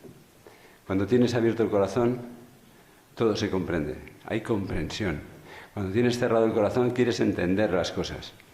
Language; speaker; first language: Spanish; native; Spanish